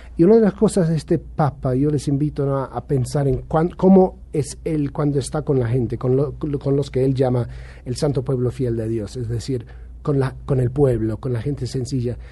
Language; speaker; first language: Spanish; non-native, fluent; English